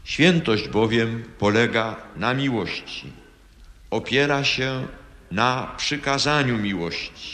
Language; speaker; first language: Polish; native; Polish